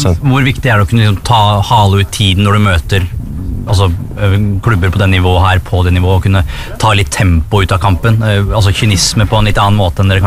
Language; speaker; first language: Norwegian; native; Norwegian